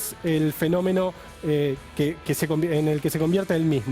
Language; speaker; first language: Spanish; native; Spanish